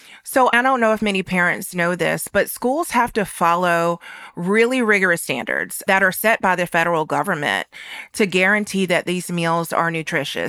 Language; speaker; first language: English; native; English